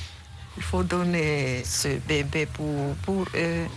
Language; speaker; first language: French; non-native, local second language; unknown